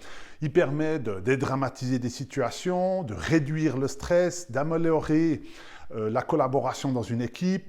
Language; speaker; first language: French; native; French